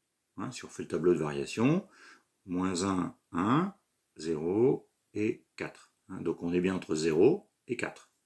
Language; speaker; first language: French; native; French